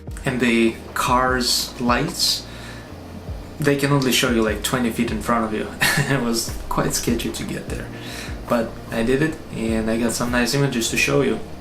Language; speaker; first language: English; non-native, fluent; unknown